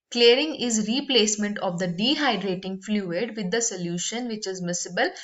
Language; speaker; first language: English; non-native, local second language; Punjabi